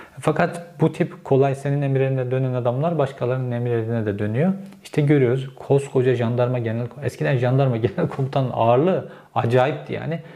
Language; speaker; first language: Turkish; native; Turkish